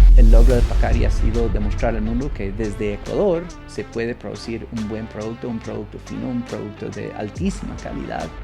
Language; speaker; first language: Spanish; non-native, fluent; English